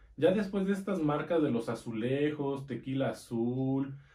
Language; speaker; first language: Spanish; native; Spanish